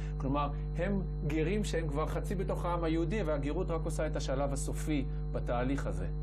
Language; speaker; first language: Hebrew; native; Hebrew